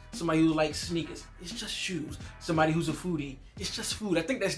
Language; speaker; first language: English; native; English